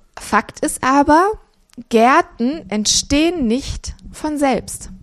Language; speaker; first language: German; early bilingual, other home language; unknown